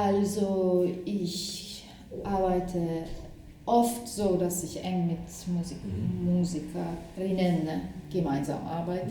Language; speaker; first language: German; non-native, fluent; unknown